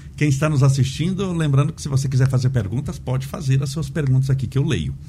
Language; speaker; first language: Portuguese; native; Portuguese